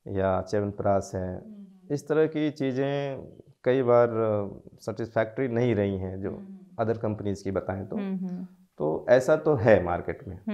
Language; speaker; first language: Hindi; native; Hindi